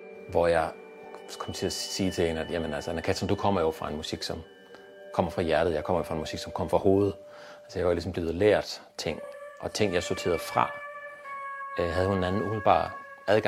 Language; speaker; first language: Danish; native; Danish